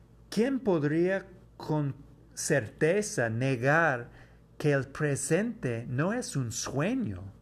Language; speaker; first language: Spanish; non-native, fluent; English